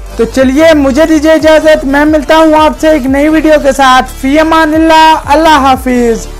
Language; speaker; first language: Urdu; native; Urdu